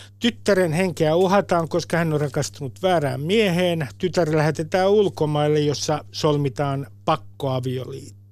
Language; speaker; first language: Finnish; native; Finnish